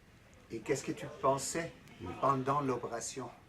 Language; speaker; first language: French; non-native, learner; Dutch